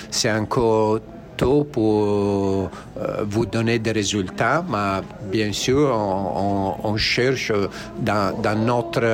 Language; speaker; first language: French; non-native, learner; Italian